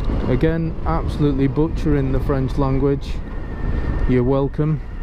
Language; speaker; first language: English; native; English